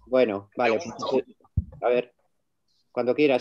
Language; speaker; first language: Spanish; native; Spanish